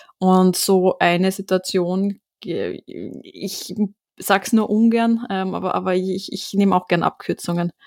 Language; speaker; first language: German; native; German